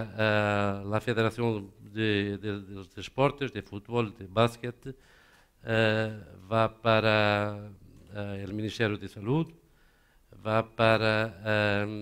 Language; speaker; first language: Spanish; non-native, learner; Portuguese